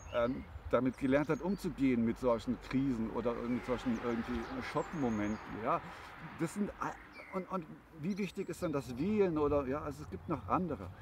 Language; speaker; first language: German; native; German